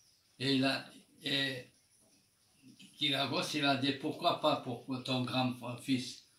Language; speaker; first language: French; non-native, fluent; Armenian